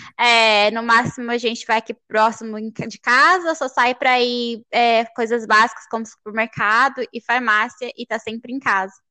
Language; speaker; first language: Portuguese; native; Portuguese